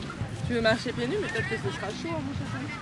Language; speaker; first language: French; native; French